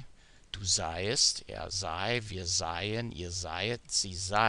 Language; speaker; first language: German; non-native, fluent; English